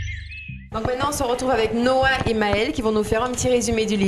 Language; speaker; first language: French; native; French